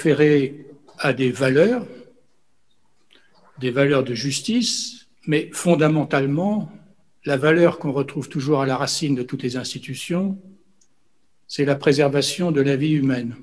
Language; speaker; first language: French; native; French